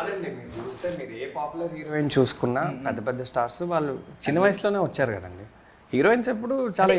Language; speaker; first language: Telugu; native; Telugu